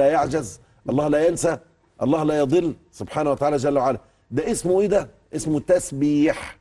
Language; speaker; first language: Arabic; native; Arabic